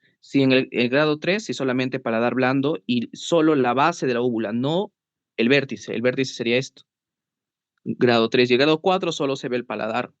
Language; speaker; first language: Spanish; native; Spanish